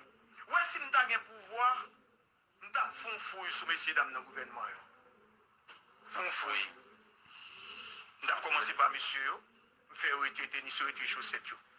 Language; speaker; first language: Haitian Creole; native; Haitian Creole